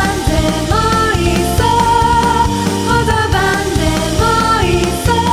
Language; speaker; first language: Persian; native; Persian